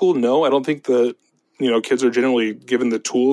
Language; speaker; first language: English; native; English